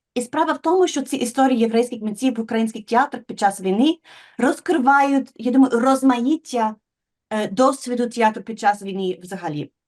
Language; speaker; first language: Ukrainian; non-native, fluent; English